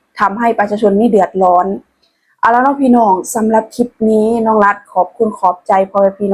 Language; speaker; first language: Thai; non-native, local second language; Northeastern Thai